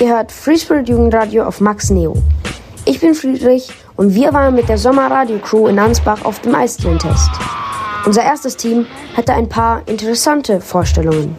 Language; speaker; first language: German; native; German